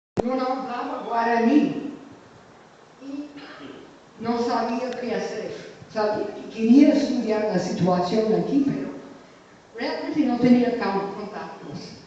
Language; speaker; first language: Spanish; non-native, fluent; English